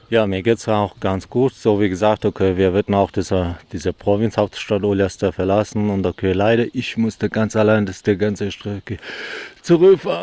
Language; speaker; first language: German; non-native, fluent; Mongolian